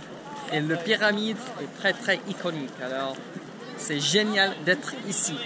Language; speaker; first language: French; non-native, fluent; English